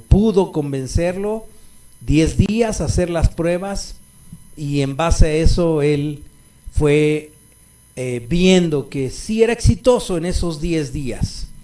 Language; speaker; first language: Spanish; native; Spanish